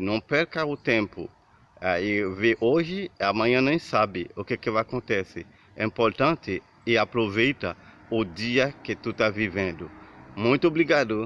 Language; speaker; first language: Portuguese; non-native, learner; Haitian Creole